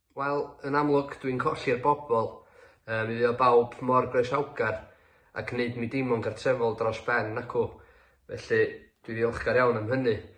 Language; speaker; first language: Welsh; native; Welsh